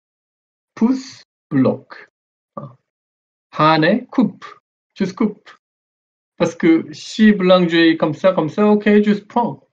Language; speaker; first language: French; non-native, learner; Korean